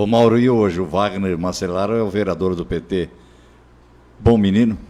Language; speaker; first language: Portuguese; native; Portuguese